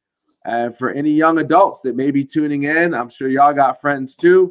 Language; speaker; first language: English; native; English